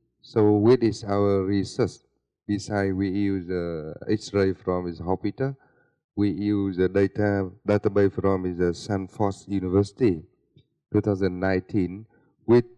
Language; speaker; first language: English; non-native, learner; Vietnamese